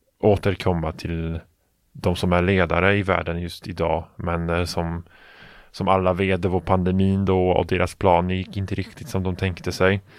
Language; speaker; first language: Swedish; non-native, fluent; Polish